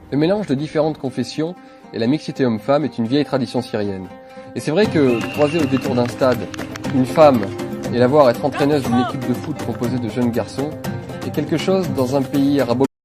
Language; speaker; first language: French; native; French